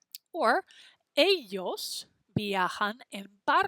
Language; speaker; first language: Spanish; non-native, fluent; English